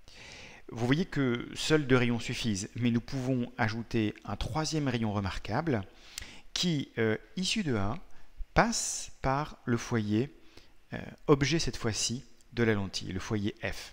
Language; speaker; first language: French; native; French